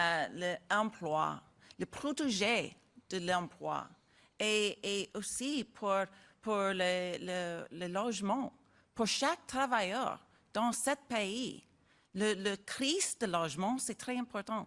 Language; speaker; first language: French; non-native, learner; English